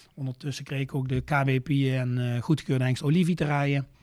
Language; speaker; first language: Dutch; native; Dutch